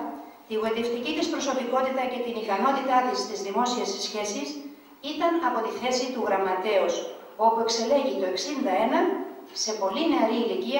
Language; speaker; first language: Greek; native; Greek